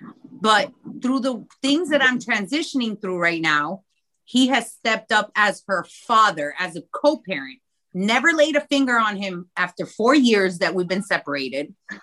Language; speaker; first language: English; early bilingual, other home language; Spanish